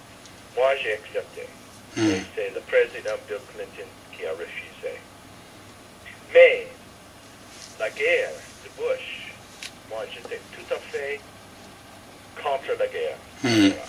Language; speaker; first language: French; non-native, fluent; English